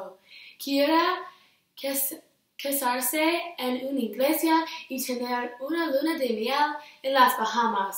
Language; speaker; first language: Spanish; non-native, learner; English